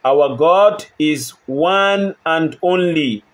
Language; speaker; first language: English; non-native, local second language; Yoruba